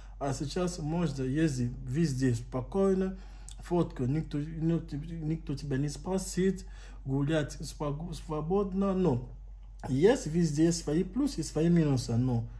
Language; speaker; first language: Russian; non-native, learner; Lingala